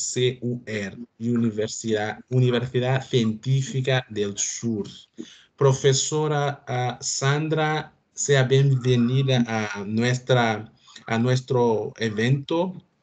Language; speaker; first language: Spanish; non-native, learner; Portuguese